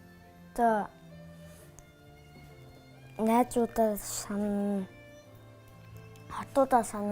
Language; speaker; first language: Mongolian; early bilingual, heritage; Mongolian